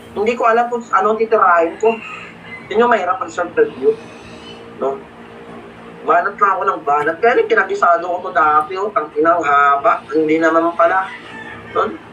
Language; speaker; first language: Filipino; non-native, local second language; Hiligaynon